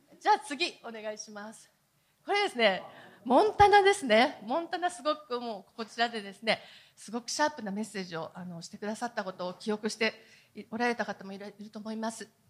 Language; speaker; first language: Japanese; native; Japanese